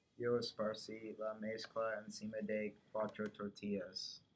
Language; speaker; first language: Spanish; non-native, learner; English